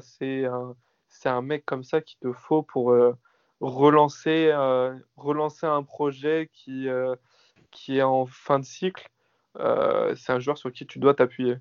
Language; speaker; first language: French; native; French